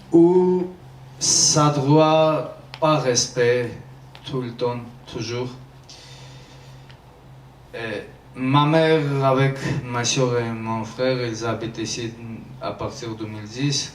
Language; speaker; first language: French; non-native, learner; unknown